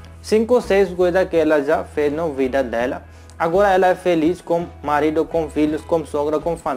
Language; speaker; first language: Portuguese; non-native, learner; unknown